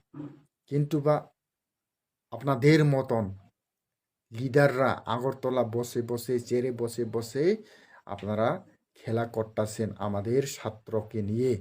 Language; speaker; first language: Bangla; non-native, local second language; Kok Borok